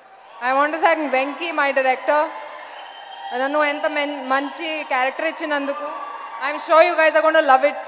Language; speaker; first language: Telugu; non-native, local second language; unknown